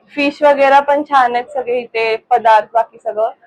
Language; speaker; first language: Marathi; native; Marathi